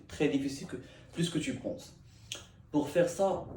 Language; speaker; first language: French; non-native, learner; Arabic